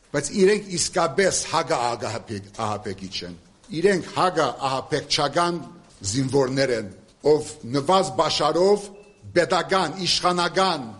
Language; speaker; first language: Armenian; early bilingual, heritage; Armenian